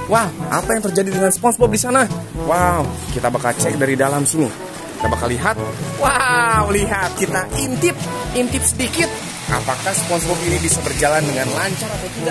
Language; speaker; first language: Indonesian; native; Indonesian